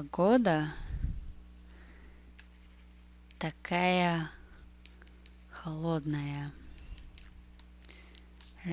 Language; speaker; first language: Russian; non-native, fluent; English